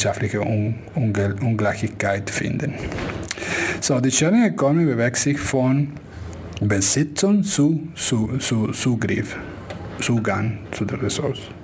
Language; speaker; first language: German; non-native, fluent; Spanish